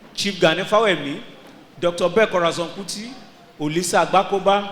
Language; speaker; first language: English; non-native, local second language; Yoruba